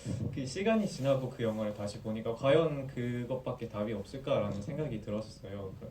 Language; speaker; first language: Korean; native; Korean